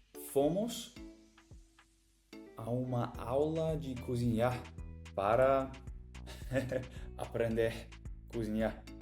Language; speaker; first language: Portuguese; non-native, learner; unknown